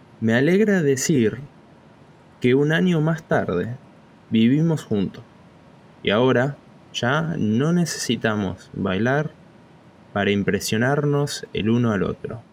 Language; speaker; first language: Spanish; early bilingual, heritage; Spanish